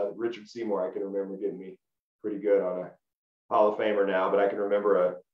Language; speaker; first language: English; native; English